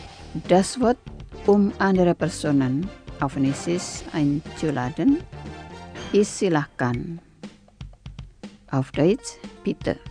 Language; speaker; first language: German; non-native, fluent; Indonesian